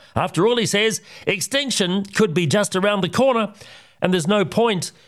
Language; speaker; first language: English; native; English